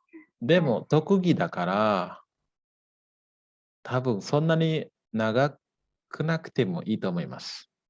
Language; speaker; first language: Japanese; non-native, fluent; Indonesian